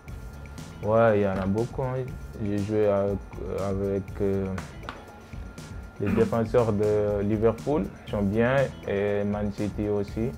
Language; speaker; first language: French; non-native, local second language; Wolof